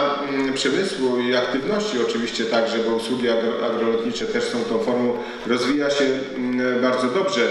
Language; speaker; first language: Polish; native; Polish